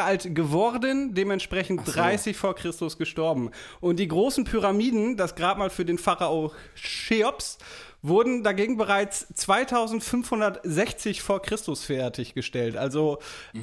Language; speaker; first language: German; native; German